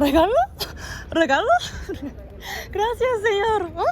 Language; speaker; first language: Spanish; non-native, learner; Korean